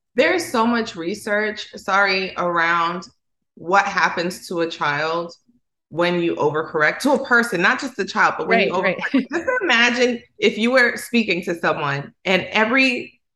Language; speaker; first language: English; non-native, fluent; Spanish